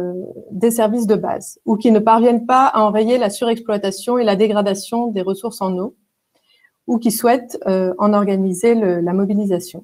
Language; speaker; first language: French; native; French